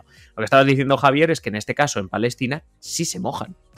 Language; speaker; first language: Spanish; native; Spanish